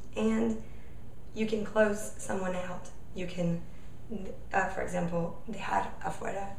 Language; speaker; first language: English; native; English